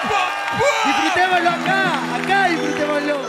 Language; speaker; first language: Spanish; native; Spanish